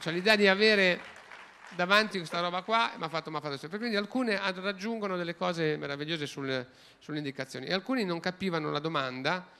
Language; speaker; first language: Italian; native; Italian